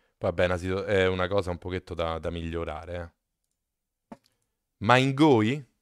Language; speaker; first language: Italian; native; Italian